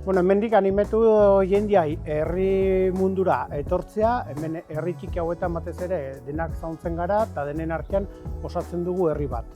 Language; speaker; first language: Basque; native; Basque